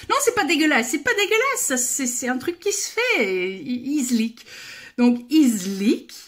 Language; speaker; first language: French; native; French